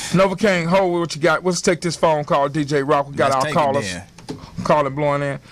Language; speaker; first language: English; native; English